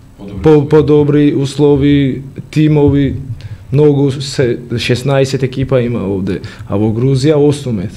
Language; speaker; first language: Macedonian; non-native, learner; Georgian